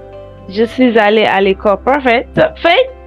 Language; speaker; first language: French; non-native, learner; English